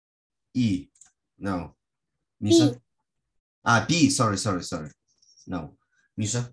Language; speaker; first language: English; non-native, fluent; Russian